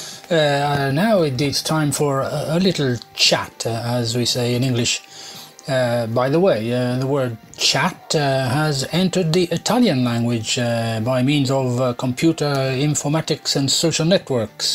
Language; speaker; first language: English; native; English